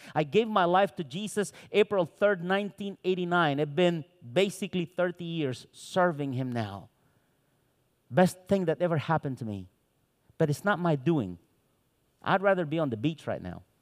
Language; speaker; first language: English; non-native, fluent; Arabic